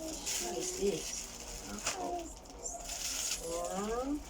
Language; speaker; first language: English; non-native, learner; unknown